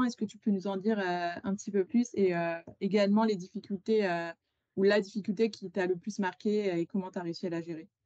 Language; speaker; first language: French; native; French